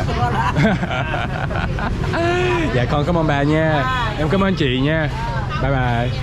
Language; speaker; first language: Vietnamese; early bilingual, heritage; Vietnamese